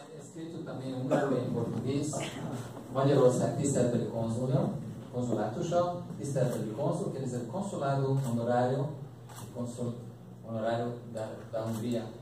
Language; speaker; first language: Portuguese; non-native, fluent; Hungarian